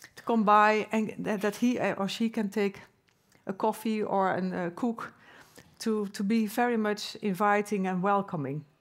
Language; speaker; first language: English; non-native, fluent; Dutch